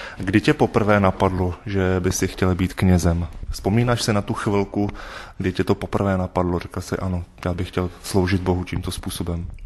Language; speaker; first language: Czech; native; Czech